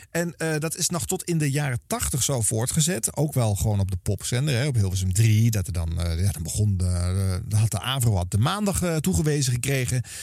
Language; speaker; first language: Dutch; native; Dutch